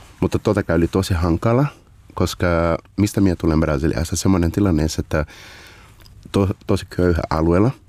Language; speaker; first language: Finnish; non-native, learner; Portuguese